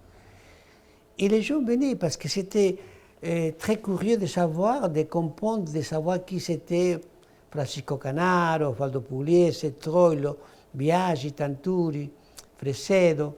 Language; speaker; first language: French; non-native, fluent; Spanish